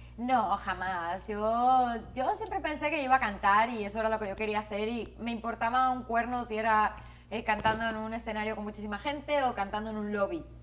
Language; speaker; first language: Spanish; native; Spanish